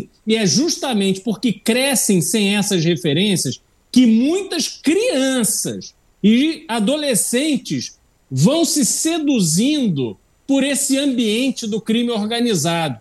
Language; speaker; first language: Portuguese; native; Portuguese